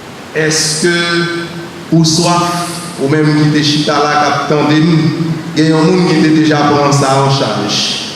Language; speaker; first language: French; non-native, learner; Haitian Creole